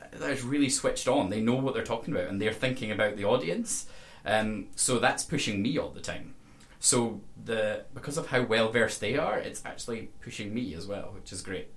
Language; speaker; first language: English; native; English